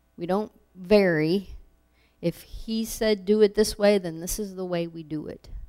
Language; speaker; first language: English; native; English